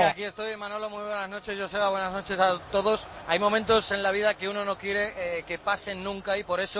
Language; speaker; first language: Spanish; native; Spanish